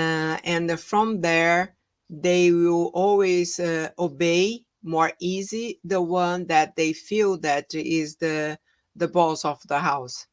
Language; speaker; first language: English; non-native, fluent; Portuguese